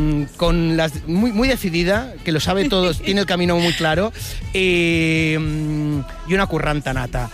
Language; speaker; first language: Spanish; native; Spanish